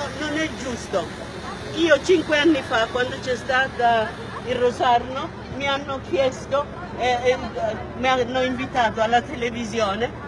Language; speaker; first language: Italian; non-native, fluent; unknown